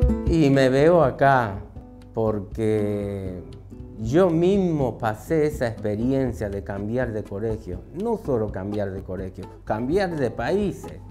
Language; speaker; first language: Spanish; early bilingual, other home language; Japanese